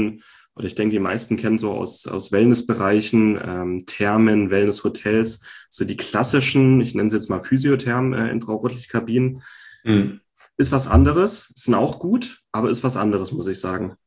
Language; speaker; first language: German; native; German